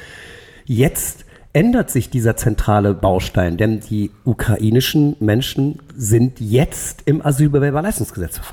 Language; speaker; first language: German; native; German